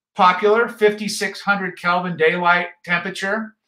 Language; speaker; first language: English; native; English